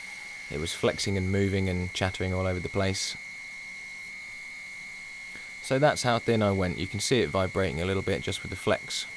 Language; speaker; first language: English; native; English